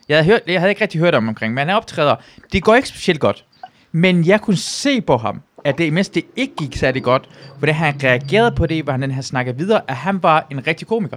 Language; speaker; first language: Danish; non-native, fluent; Persian